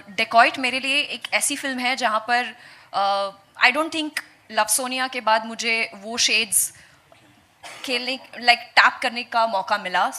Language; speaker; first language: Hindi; non-native, local second language; Marathi